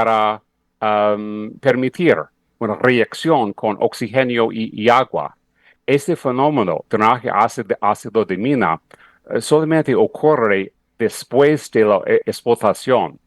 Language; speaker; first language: Spanish; non-native, fluent; English